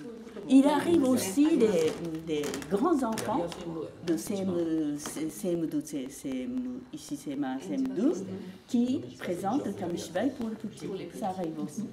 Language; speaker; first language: French; non-native, fluent; Japanese